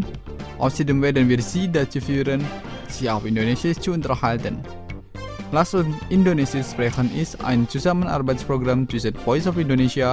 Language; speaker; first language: German; non-native, fluent; Indonesian